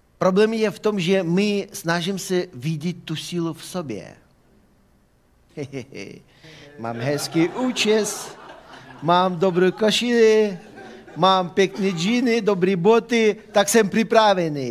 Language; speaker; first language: Czech; non-native, fluent; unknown